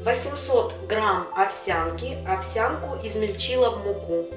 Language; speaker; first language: Russian; native; Russian